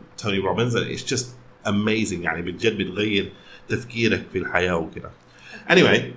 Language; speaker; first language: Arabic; early bilingual, heritage; Arabic